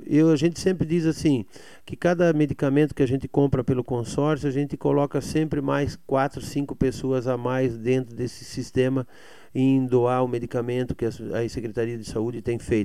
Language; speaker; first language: Portuguese; native; Portuguese